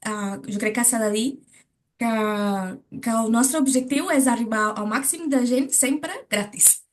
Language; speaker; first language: Catalan; non-native, learner; Portuguese